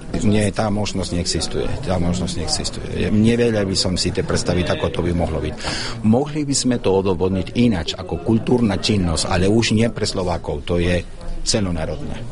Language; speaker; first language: Slovak; non-native, fluent; Spanish